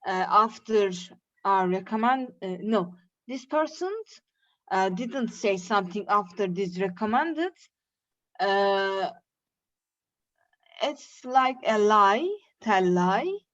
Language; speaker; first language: English; non-native, learner; Turkish